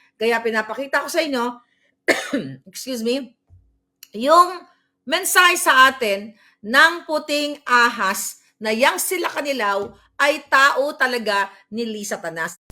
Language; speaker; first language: Filipino; native; Filipino